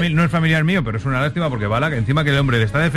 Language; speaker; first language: Spanish; native; Spanish